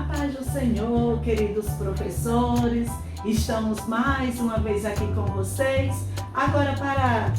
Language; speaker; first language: Portuguese; native; Portuguese